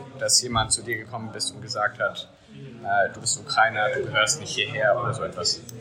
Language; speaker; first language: German; native; German